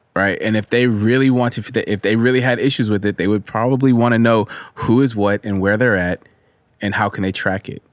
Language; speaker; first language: English; early bilingual, other home language; Spanish